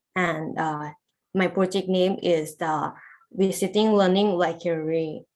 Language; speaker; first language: English; non-native, learner; Lao